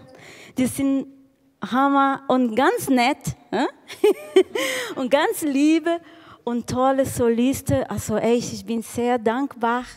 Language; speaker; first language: German; non-native, learner; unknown